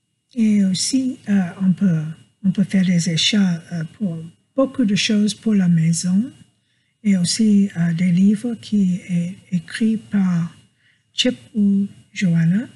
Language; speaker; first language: French; non-native, learner; English